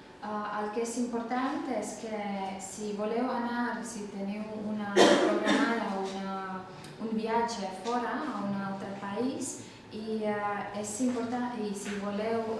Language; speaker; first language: Catalan; non-native, fluent; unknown